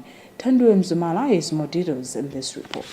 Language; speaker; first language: English; non-native, local second language; Nyanja